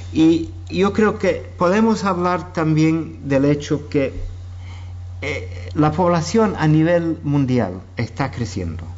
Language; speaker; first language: Spanish; non-native, fluent; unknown